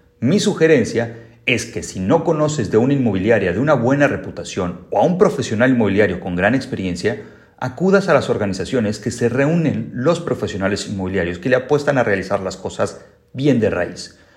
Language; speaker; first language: Spanish; native; Spanish